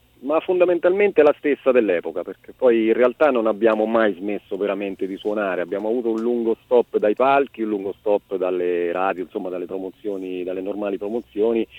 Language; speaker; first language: Italian; native; Italian